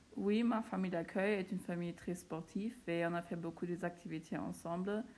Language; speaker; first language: French; non-native, learner; German